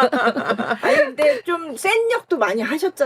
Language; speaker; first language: Korean; native; Korean